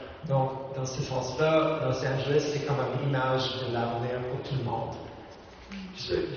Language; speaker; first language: French; non-native, fluent; English